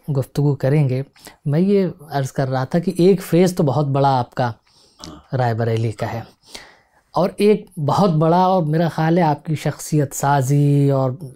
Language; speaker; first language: Hindi; native; Hindi